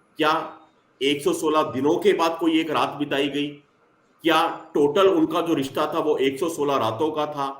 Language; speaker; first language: Hindi; native; Hindi